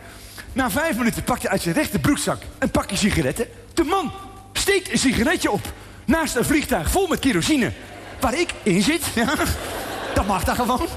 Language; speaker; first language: Dutch; native; Dutch